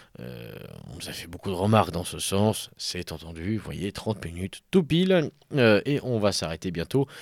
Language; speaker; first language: French; native; French